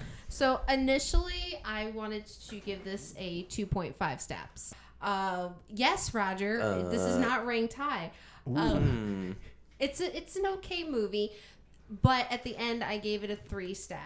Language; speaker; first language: English; native; English